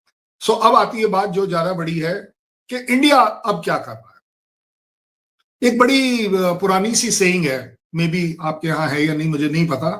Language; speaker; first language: Hindi; native; Hindi